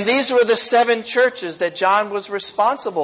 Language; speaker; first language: English; native; English